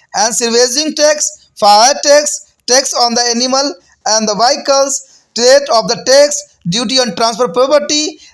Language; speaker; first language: English; non-native, local second language; Hindi